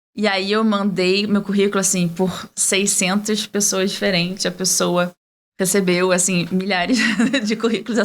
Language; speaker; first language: Portuguese; early bilingual, heritage; Portuguese